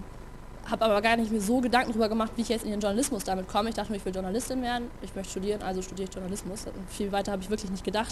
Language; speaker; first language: German; native; German